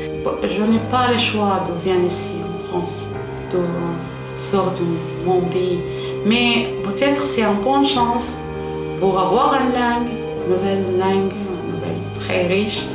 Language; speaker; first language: French; non-native, learner; Arabic